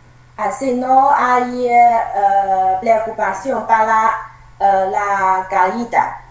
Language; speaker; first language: Spanish; non-native, learner; Chinese